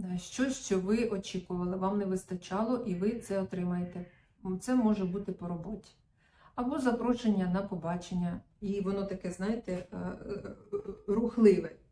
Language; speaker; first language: Ukrainian; non-native, local second language; Russian